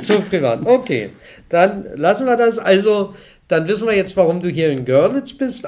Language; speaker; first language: German; native; German